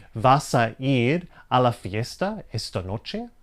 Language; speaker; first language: Spanish; non-native, fluent; English